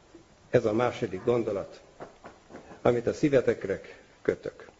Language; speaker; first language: Hungarian; native; Hungarian